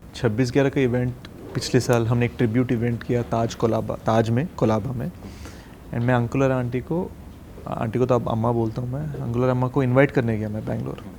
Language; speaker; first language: Hindi; non-native, fluent; Telugu